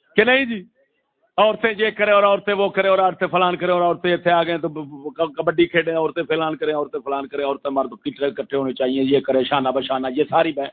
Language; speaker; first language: Urdu; non-native, local second language; Punjabi